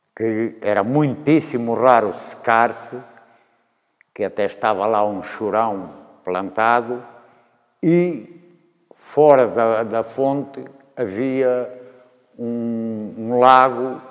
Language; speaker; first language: Portuguese; native; Portuguese